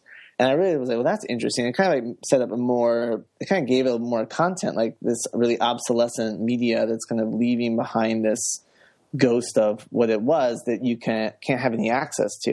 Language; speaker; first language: English; native; English